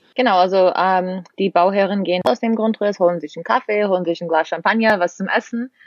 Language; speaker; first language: German; non-native, fluent; English